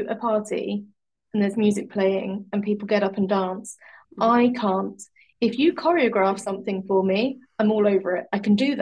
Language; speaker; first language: English; native; English